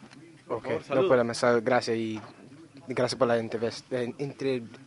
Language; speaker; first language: Spanish; early bilingual, heritage; Spanish